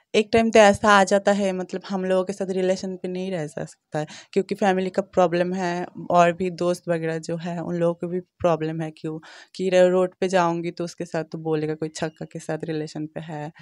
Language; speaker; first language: Hindi; non-native, local second language; Bangla